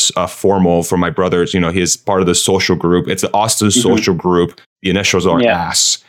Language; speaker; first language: English; early bilingual, other home language; Persian